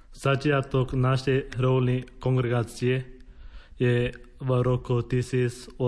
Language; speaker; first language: Slovak; non-native, learner; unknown